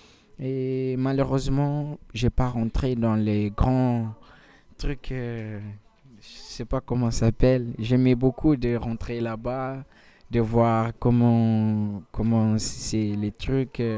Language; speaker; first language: French; non-native, learner; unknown